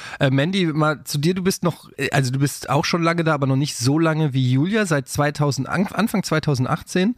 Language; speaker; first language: German; native; German